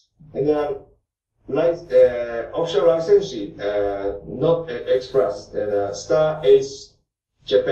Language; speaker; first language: English; non-native, learner; Japanese